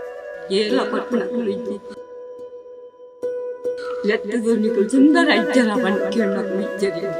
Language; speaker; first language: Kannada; non-native, local second language; Tulu